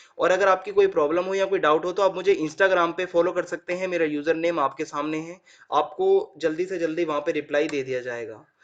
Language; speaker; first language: Hindi; native; Hindi